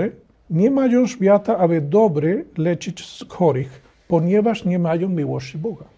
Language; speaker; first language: Polish; non-native, learner; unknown